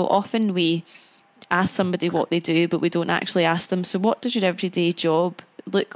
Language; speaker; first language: English; native; English